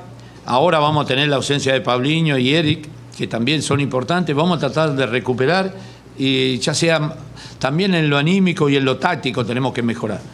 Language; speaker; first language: Spanish; native; Spanish